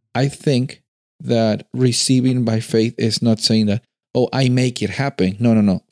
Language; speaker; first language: English; non-native, fluent; Spanish